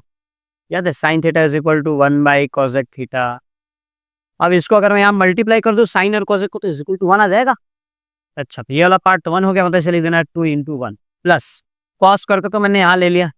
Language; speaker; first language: Hindi; non-native, local second language; Gujarati